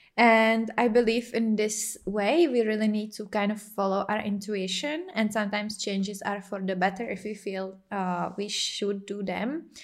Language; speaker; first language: English; non-native, fluent; Czech